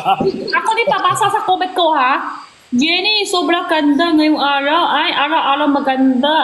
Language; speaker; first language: Filipino; non-native, learner; Korean